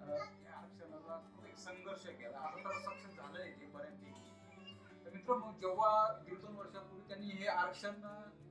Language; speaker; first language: Marathi; native; Marathi